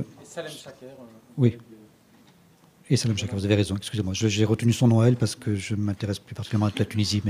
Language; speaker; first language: French; native; French